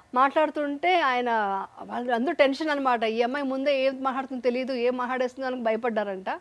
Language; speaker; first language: Telugu; native; Telugu